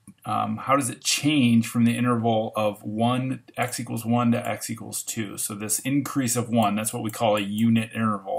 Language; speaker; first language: English; native; English